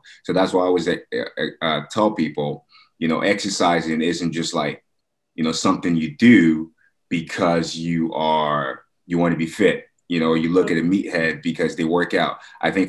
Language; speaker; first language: English; non-native, local second language; Yoruba